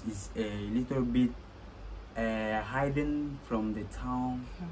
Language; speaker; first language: English; non-native, local second language; French